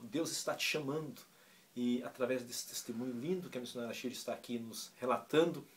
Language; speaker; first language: Portuguese; native; Portuguese